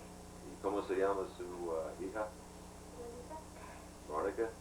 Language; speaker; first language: Spanish; non-native, learner; English